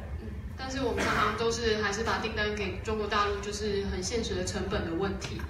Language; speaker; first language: Chinese; native; Chinese